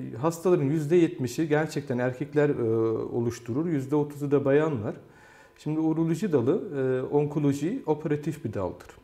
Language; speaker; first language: Turkish; early bilingual, heritage; Turkish